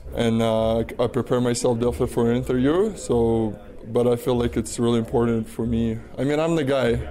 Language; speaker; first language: English; non-native, fluent; Russian